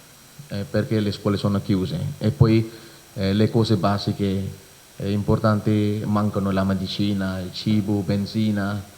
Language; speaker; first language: Italian; non-native, fluent; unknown